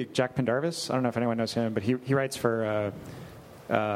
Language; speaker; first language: English; native; English